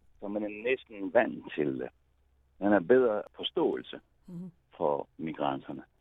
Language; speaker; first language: Danish; non-native, fluent; Italian